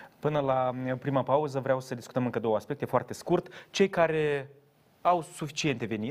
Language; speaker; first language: Romanian; native; Romanian